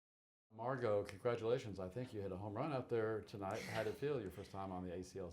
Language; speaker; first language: English; native; English